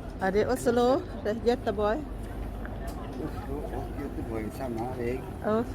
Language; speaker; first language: Swedish; non-native, learner; Thai